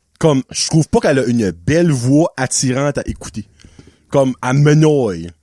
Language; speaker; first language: French; native; French